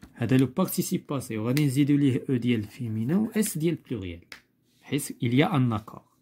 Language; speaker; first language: French; non-native, local second language; Arabic